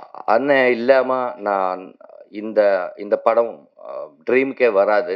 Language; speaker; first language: Tamil; non-native, learner; Telugu